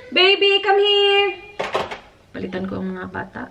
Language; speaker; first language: Filipino; native; Filipino